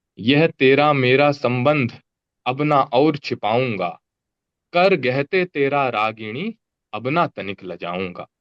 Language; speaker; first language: Hindi; native; Hindi